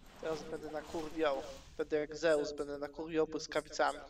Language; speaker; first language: Polish; native; Polish